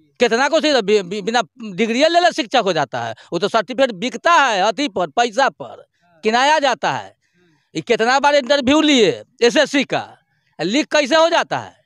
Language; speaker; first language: Hindi; native; Hindi